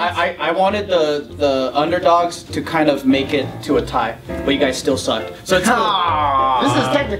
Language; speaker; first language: English; native; English